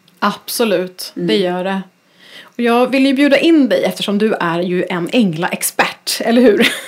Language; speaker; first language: Swedish; native; Swedish